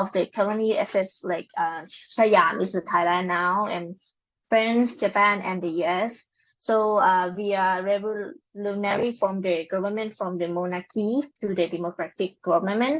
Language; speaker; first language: English; non-native, learner; Lao